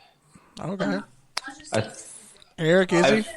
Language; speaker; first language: English; native; English